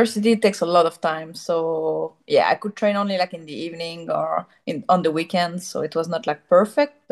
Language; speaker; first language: English; non-native, fluent; French